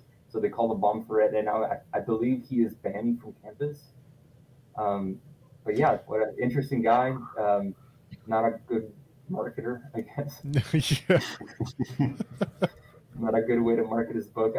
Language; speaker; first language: English; non-native, fluent; Italian